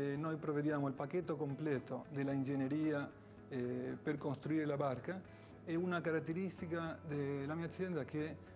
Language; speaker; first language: Italian; non-native, fluent; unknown